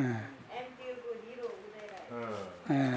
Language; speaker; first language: Korean; non-native, learner; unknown